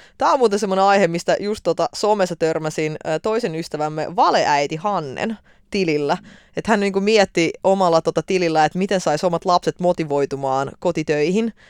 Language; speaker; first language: Finnish; early bilingual, other home language; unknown